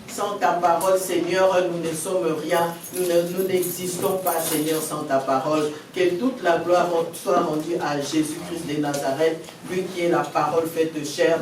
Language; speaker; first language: French; non-native, local second language; Lingala